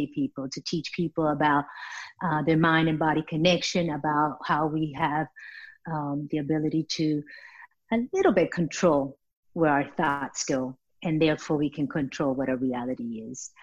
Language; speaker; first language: English; early bilingual, other home language; Spanish